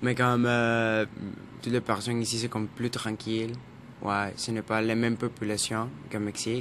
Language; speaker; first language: French; non-native, learner; Spanish